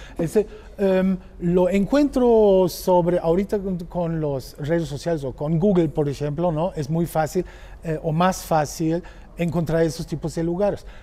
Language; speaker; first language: Spanish; non-native, fluent; German